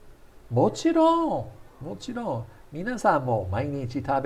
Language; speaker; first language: Japanese; non-native, fluent; English